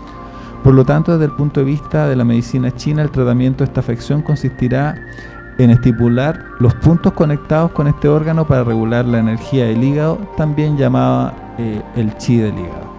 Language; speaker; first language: Spanish; native; Spanish